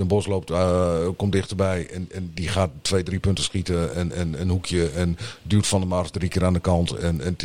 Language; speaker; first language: Dutch; native; Dutch